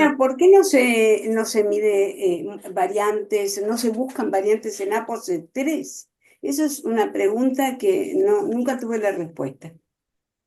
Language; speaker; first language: Spanish; native; Spanish